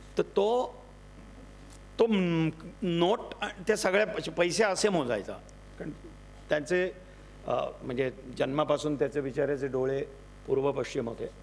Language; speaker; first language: Marathi; non-native, local second language; Gujarati